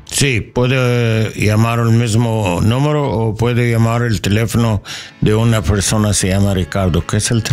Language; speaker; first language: Spanish; non-native, learner; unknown